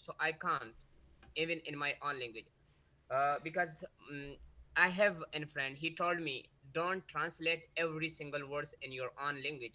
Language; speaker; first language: English; non-native, learner; Pashto